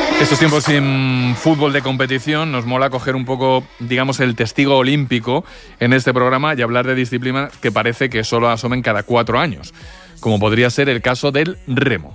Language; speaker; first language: Spanish; native; Spanish